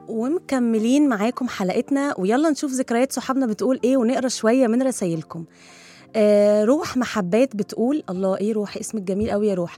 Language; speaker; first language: Arabic; native; Arabic